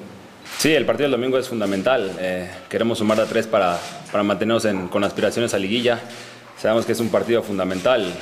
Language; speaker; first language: Spanish; native; Spanish